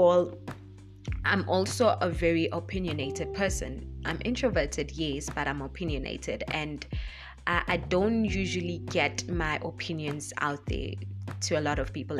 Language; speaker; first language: English; non-native, local second language; Zulu